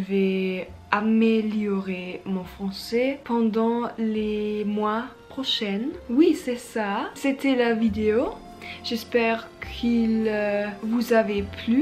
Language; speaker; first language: French; non-native, learner; German